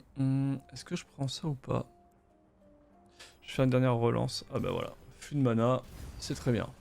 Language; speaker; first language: French; native; French